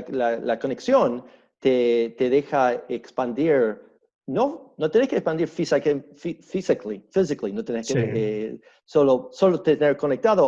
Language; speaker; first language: Spanish; early bilingual, heritage; Spanish